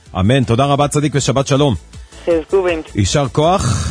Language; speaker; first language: Hebrew; native; Hebrew